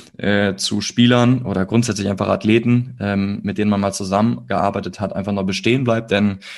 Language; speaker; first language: German; native; German